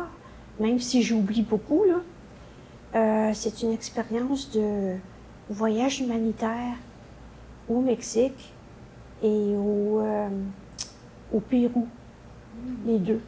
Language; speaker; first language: French; native; French